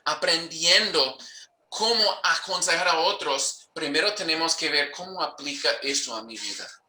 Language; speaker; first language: Spanish; non-native, fluent; English